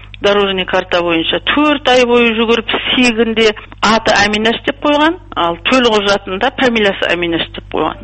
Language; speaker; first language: Kazakh; early bilingual, heritage; Kazakh